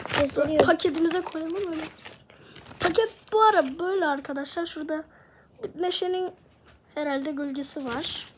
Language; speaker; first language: Turkish; native; Turkish